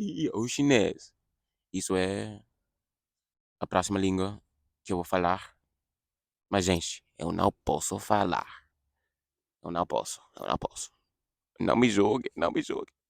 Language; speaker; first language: Portuguese; non-native, fluent; English